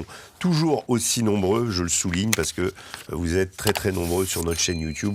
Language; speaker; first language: French; native; French